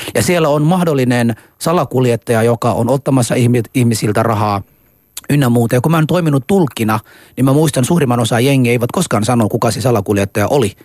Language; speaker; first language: Finnish; non-native, fluent; Persian